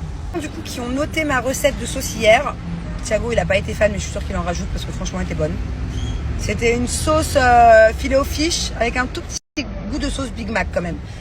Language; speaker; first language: French; native; French